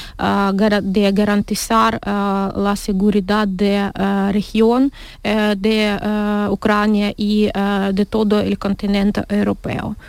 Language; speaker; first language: Spanish; non-native, learner; Ukrainian